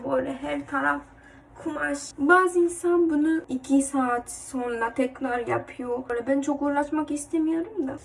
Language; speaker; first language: Turkish; non-native, learner; Japanese